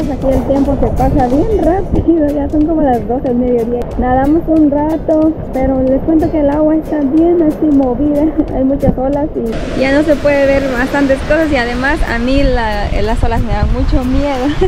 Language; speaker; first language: Spanish; native; Spanish